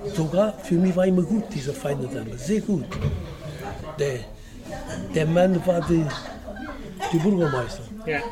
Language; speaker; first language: German; non-native, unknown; Portuguese